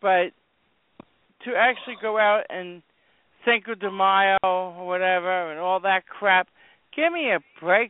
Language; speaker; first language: English; native; English